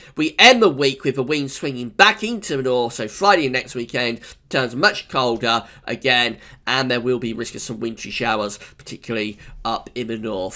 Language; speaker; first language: English; native; English